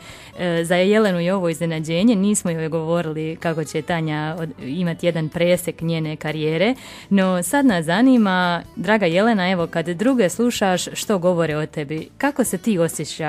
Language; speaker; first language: Croatian; native; Croatian